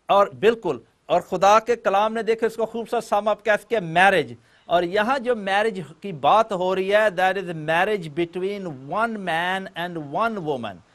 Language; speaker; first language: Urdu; non-native, local second language; Punjabi